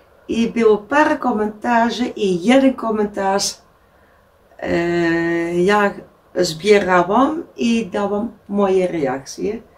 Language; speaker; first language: Polish; non-native, learner; Dutch